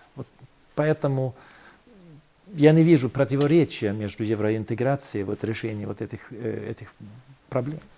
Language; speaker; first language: Russian; non-native, fluent; Swedish